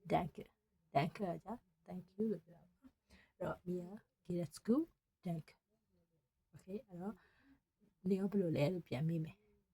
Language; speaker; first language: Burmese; native; Burmese